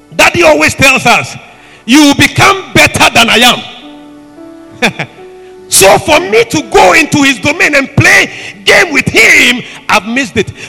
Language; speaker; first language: English; non-native, local second language; Ewe